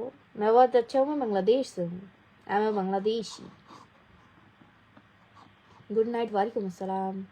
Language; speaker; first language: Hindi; non-native, fluent; Bangla